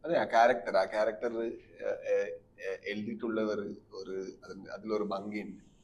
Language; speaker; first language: Malayalam; non-native, learner; Kannada